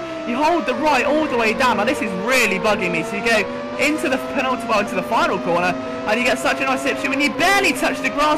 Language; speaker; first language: English; native; English